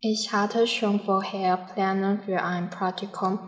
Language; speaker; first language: German; non-native, learner; Chinese